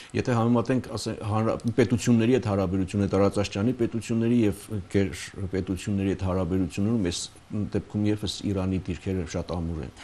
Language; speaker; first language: Armenian; native; Armenian